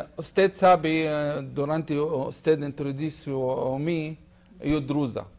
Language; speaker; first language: Spanish; non-native, learner; Hebrew